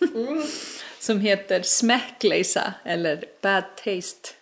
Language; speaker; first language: Swedish; non-native, fluent; Icelandic